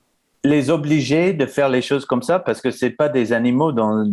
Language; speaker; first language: French; non-native, fluent; English